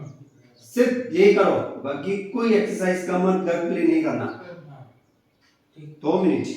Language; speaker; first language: Hindi; non-native, fluent; Tibetan